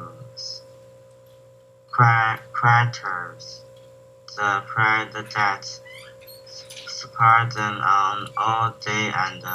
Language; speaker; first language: English; non-native, learner; Chinese